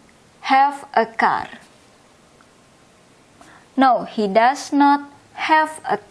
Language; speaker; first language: English; non-native, fluent; Indonesian